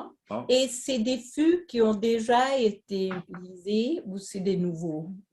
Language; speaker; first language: French; non-native, fluent; Swedish